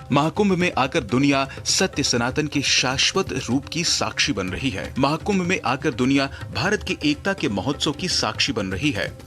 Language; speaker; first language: Hindi; native; Hindi